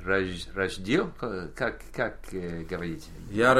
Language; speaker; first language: Russian; non-native, learner; English